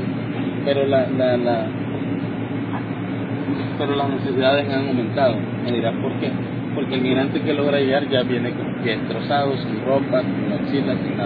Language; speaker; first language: Spanish; native; Spanish